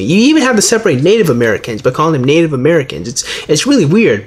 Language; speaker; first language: English; native; English